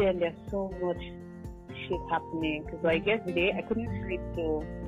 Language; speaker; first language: English; non-native, local second language; Yoruba